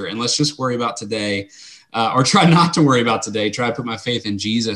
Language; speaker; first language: English; native; English